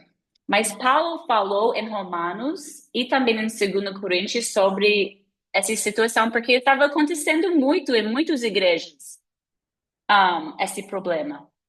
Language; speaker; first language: Portuguese; non-native, fluent; English